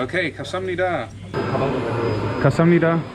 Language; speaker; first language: Korean; non-native, learner; English